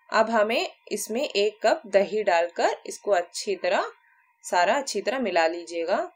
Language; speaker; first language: Hindi; non-native, local second language; Malayalam